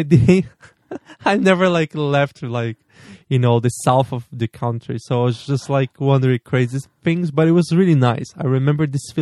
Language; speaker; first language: English; non-native, fluent; Portuguese